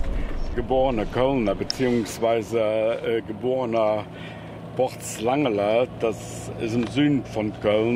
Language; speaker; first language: German; native; German